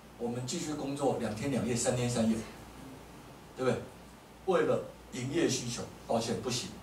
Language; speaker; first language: Chinese; native; Chinese